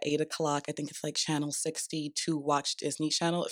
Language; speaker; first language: English; native; English